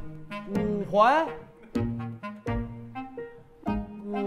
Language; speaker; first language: Chinese; native; Chinese